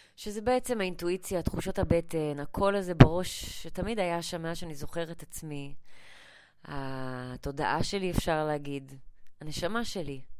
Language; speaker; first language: Hebrew; early bilingual, other home language; English